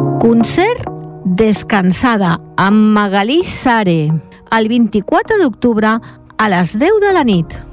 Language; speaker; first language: Catalan; native; Catalan